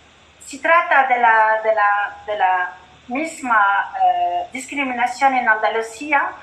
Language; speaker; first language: Spanish; non-native, learner; Italian